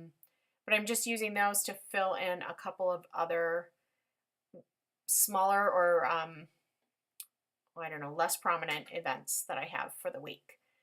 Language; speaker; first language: English; native; English